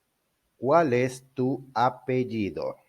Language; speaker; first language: Spanish; non-native, fluent; Portuguese